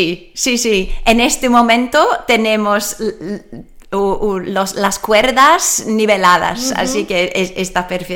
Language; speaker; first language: Spanish; non-native, learner; English